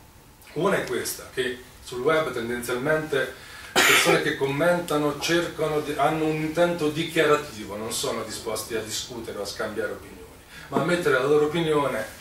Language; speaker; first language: Italian; native; Italian